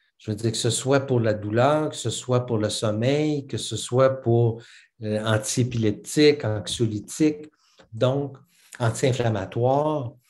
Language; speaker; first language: French; native; French